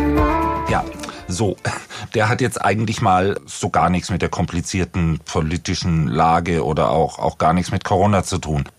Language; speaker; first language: German; native; German